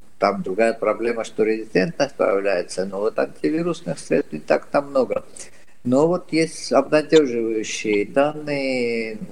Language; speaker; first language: Russian; non-native, local second language; Georgian